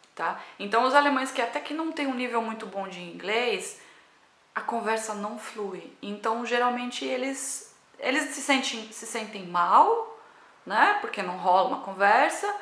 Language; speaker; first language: Portuguese; native; Portuguese